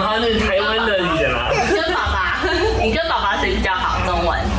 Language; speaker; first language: Chinese; non-native, learner; Korean